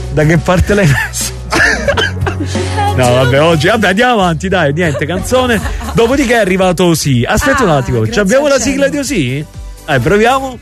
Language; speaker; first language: Italian; native; Italian